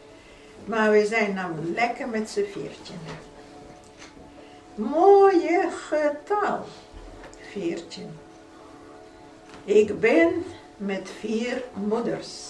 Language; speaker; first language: Dutch; non-native, fluent; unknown